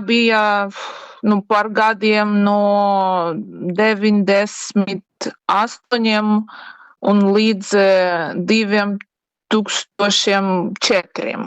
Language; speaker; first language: Latvian; non-native, learner; Ukrainian